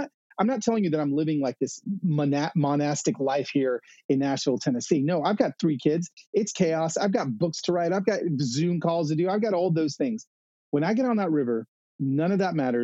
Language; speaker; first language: English; native; English